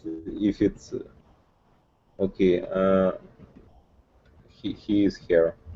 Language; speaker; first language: English; non-native, learner; Russian